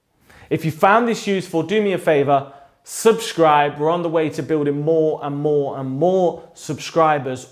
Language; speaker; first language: English; native; English